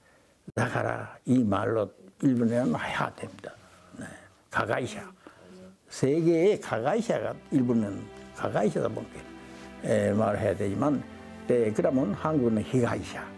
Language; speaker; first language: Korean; early bilingual, heritage; Korean